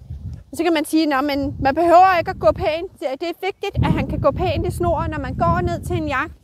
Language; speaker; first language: Danish; native; Danish